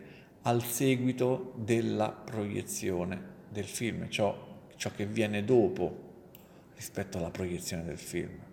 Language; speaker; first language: Italian; native; Italian